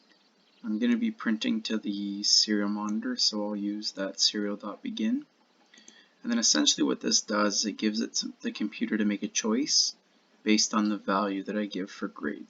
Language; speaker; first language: English; native; English